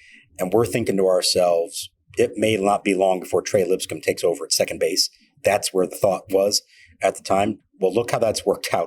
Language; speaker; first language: English; native; English